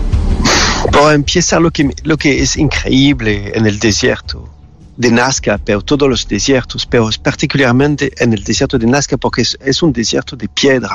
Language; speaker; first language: Spanish; non-native, fluent; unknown